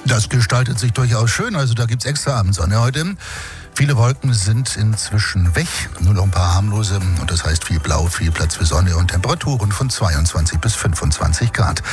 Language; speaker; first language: German; native; German